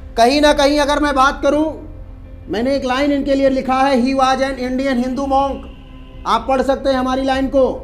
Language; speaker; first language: Hindi; native; Hindi